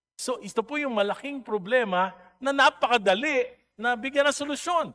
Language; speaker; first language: Filipino; native; Filipino